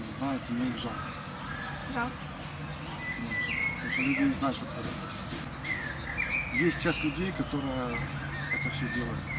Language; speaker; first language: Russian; non-native, local second language; Ukrainian